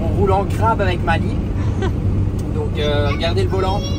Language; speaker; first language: French; native; French